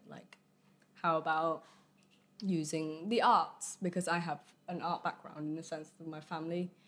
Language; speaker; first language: English; early bilingual, other home language; Vietnamese